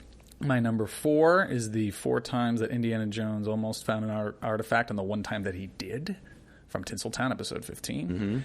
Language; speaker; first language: English; native; English